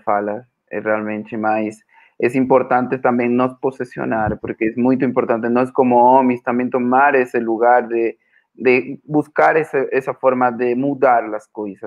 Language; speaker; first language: Portuguese; non-native, fluent; Spanish